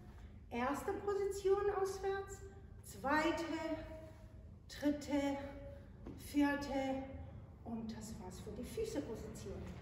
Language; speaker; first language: German; non-native, fluent; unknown